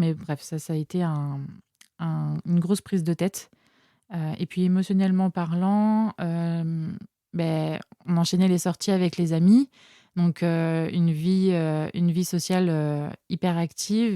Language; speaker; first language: French; native; French